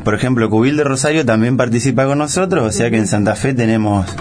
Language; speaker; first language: Spanish; native; Spanish